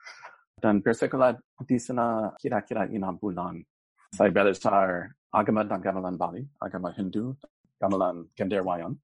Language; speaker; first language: Indonesian; non-native, fluent; English